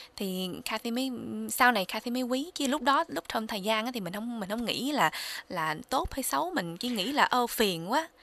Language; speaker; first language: Vietnamese; early bilingual, heritage; Vietnamese